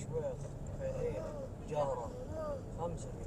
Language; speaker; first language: Arabic; native; Arabic